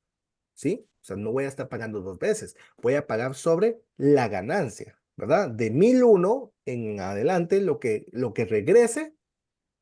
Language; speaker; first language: Spanish; native; Spanish